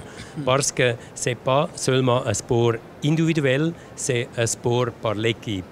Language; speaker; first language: French; non-native, local second language; German